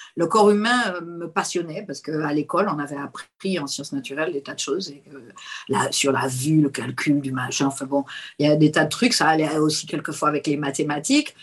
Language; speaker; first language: French; native; French